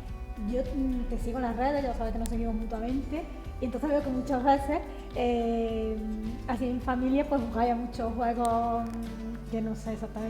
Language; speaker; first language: Spanish; native; Spanish